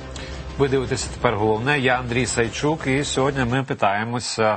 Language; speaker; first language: Ukrainian; native; Ukrainian